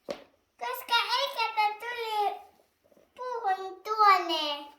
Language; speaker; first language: Finnish; non-native, learner; Filipino